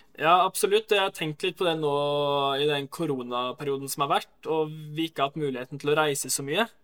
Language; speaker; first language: Norwegian; native; Norwegian